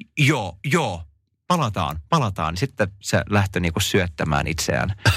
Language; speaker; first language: Finnish; non-native, local second language; Swedish